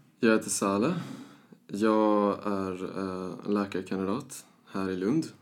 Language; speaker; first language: Swedish; early bilingual, other home language; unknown